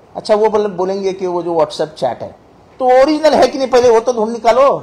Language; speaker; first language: Hindi; non-native, local second language; Marathi